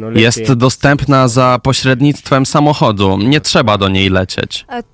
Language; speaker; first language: Polish; non-native, fluent; Slovenian